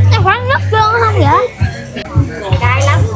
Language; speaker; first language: Vietnamese; early bilingual, heritage; Vietnamese